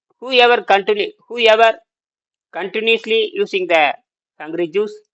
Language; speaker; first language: English; non-native, local second language; Tamil